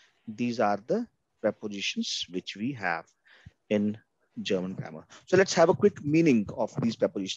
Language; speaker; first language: English; non-native, local second language; Hindi